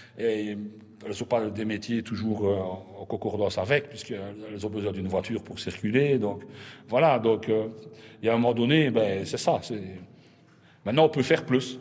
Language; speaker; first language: French; native; French